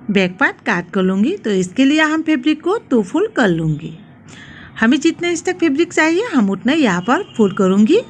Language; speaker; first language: Hindi; non-native, local second language; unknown